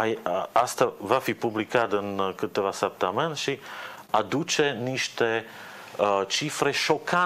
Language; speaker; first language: Romanian; non-native, fluent; Slovak